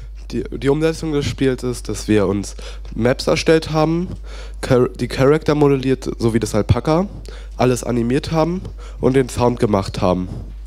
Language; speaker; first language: German; native; German